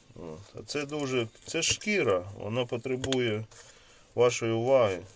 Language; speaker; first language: Ukrainian; non-native, local second language; Russian